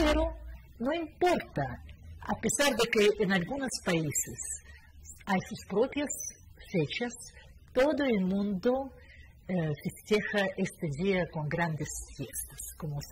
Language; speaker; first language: Spanish; non-native, fluent; Russian